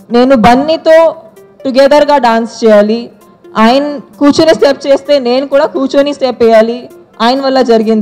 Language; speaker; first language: Telugu; non-native, fluent; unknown